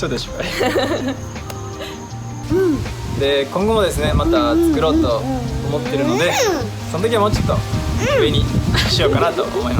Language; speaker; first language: Japanese; native; Japanese